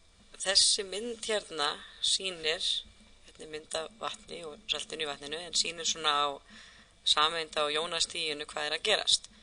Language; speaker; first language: Icelandic; native; Icelandic